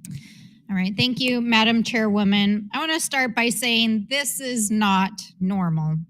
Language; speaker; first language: English; native; English